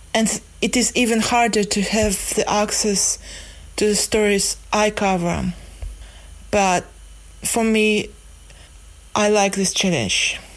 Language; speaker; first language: English; non-native, fluent; Russian